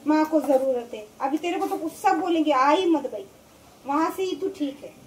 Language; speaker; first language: Hindi; non-native, local second language; Marathi